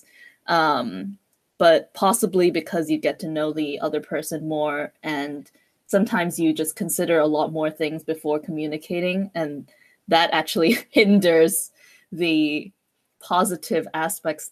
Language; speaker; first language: English; non-native, local second language; Cantonese